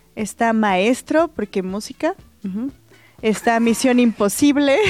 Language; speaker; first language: Spanish; native; Spanish